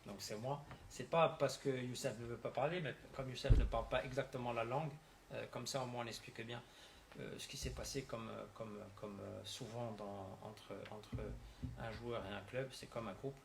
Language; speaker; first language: French; native; French